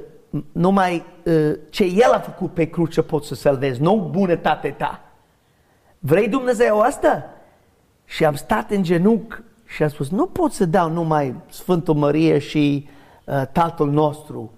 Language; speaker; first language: Romanian; non-native, learner; English